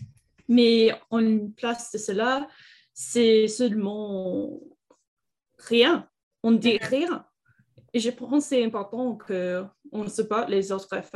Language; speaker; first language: French; non-native, learner; English